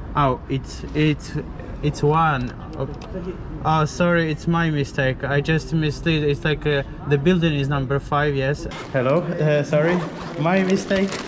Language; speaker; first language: English; non-native, learner; Ukrainian